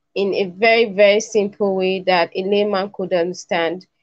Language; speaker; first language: English; non-native, local second language; Igbo